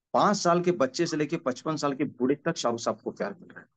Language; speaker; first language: Hindi; non-native, local second language; Marathi